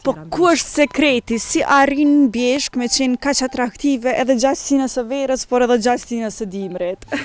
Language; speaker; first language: Albanian; native; Albanian